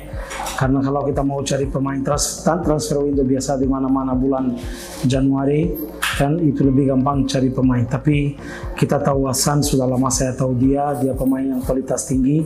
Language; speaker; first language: Indonesian; non-native, fluent; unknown